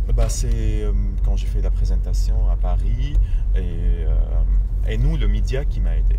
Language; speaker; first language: French; non-native, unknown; Arabic